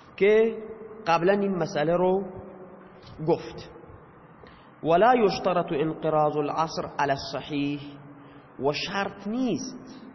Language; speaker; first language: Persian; non-native, local second language; Baluchi